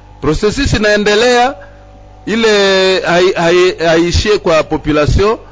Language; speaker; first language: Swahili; native; Swahili